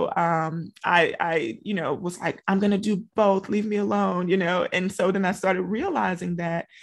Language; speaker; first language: English; native; English